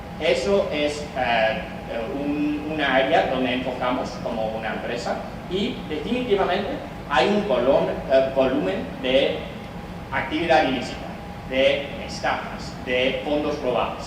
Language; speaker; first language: Spanish; non-native, fluent; English